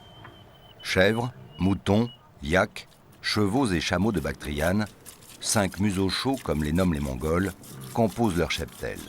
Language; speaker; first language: French; native; French